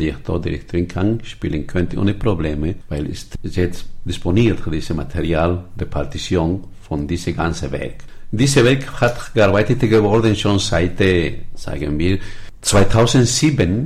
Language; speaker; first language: German; non-native, learner; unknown